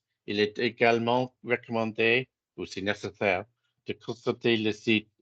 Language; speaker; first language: French; non-native, fluent; English